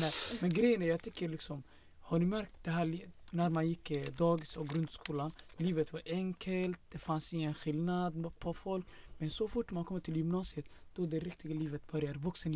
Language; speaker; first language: Swedish; non-native, fluent; Somali